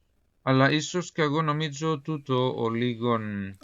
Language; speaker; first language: Greek; non-native, fluent; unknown